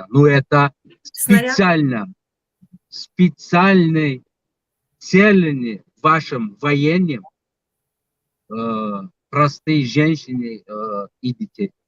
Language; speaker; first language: Russian; non-native, local second language; Tajik